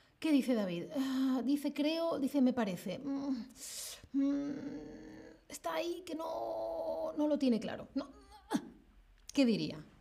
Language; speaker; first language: Spanish; native; Spanish